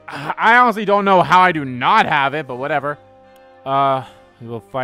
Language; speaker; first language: English; native; English